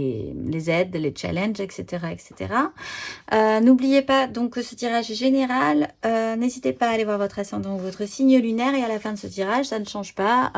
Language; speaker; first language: French; native; French